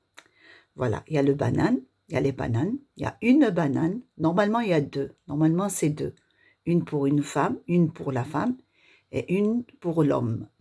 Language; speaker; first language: French; non-native, local second language; Arabic